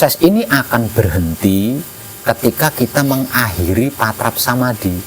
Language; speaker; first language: Indonesian; non-native, local second language; Javanese